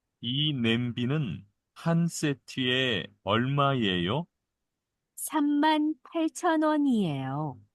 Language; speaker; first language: Korean; non-native, fluent; Bangla